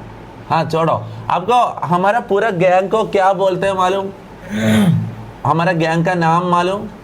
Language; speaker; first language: Hindi; non-native, local second language; Malayalam